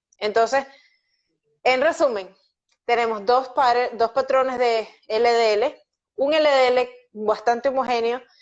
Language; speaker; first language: Spanish; native; Spanish